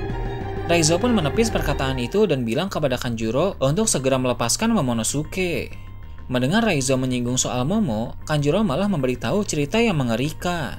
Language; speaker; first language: Indonesian; native; Indonesian